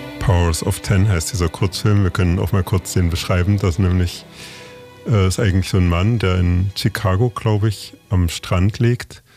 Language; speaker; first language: German; native; German